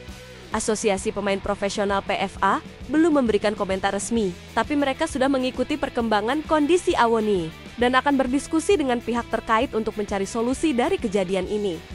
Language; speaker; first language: Indonesian; native; Indonesian